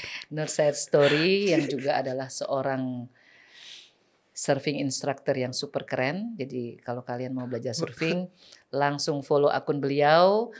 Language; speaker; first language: Indonesian; non-native, local second language; Balinese